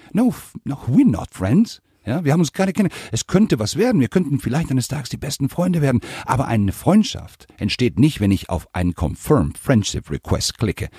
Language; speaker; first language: German; non-native, fluent; Spanish